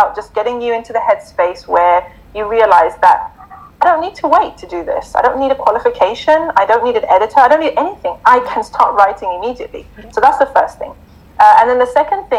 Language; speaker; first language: English; native; English